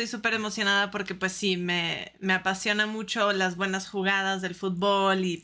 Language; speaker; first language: Spanish; early bilingual, heritage; Spanish